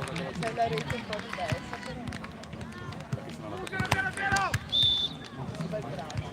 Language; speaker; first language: Italian; native; Italian